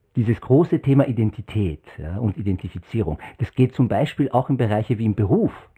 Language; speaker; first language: German; non-native, fluent; Persian